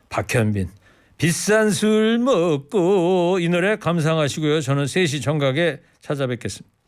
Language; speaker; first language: Korean; native; Korean